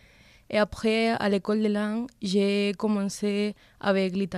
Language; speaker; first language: French; non-native, learner; Spanish